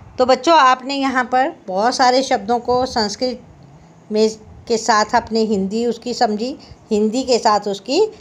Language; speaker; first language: Hindi; native; Hindi